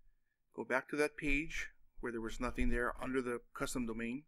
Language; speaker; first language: English; native; English